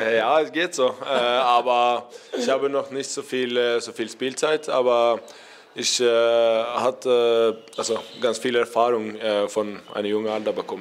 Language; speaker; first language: German; non-native, learner; Norwegian